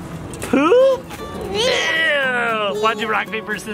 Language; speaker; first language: English; native; English